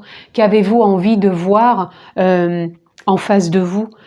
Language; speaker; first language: French; native; French